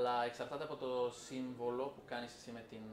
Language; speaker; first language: Greek; non-native, fluent; Italian